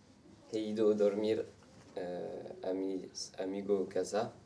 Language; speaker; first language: Spanish; non-native, learner; French